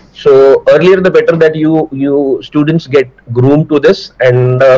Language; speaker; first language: English; non-native, local second language; Marathi